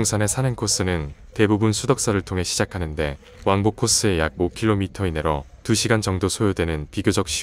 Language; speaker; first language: Korean; native; Korean